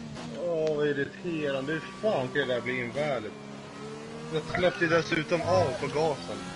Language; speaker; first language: Swedish; native; Swedish